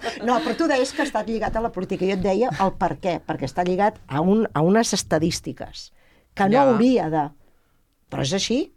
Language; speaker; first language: Catalan; native; Catalan